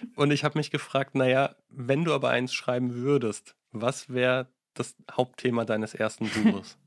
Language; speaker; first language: German; native; German